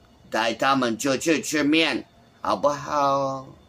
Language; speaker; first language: Chinese; non-native, fluent; English